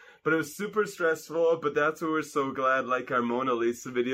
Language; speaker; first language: English; non-native, fluent; Hungarian